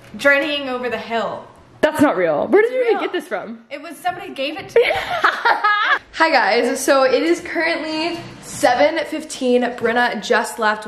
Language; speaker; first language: English; native; English